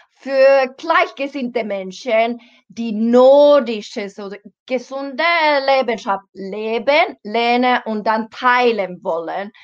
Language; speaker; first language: German; non-native, learner; Finnish